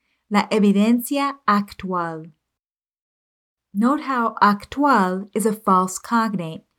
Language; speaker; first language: Spanish; non-native, fluent; English